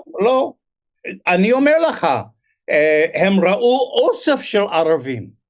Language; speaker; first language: Hebrew; non-native, fluent; English